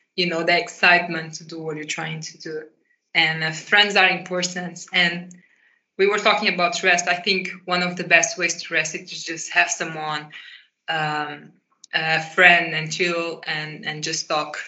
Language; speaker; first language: English; non-native, fluent; Portuguese